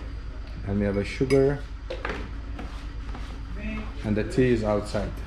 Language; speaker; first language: English; non-native, fluent; Azerbaijani